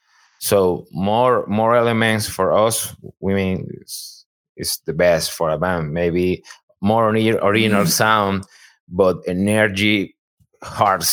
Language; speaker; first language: English; non-native, learner; Spanish